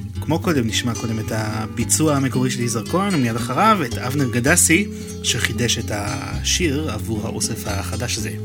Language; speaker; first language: Hebrew; native; Hebrew